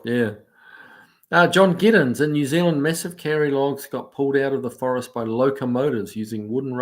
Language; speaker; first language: English; native; English